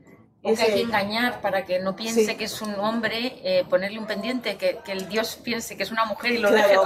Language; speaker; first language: Spanish; native; Spanish